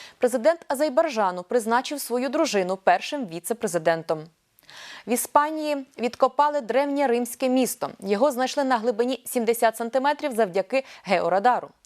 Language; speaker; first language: Ukrainian; native; Ukrainian